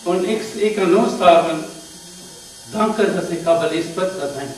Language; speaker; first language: German; non-native, learner; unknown